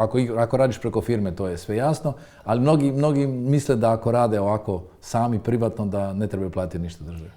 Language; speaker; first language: Croatian; native; Croatian